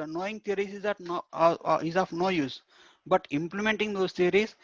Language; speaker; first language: English; non-native, local second language; Telugu